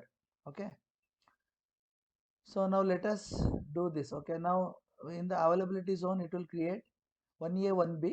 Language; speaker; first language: English; non-native, local second language; Kannada